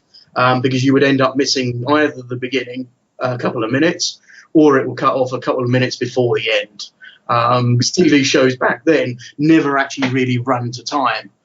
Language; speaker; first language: English; native; English